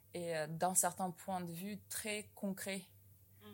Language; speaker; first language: French; non-native, fluent; Russian